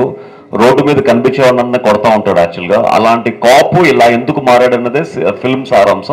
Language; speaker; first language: Telugu; native; Telugu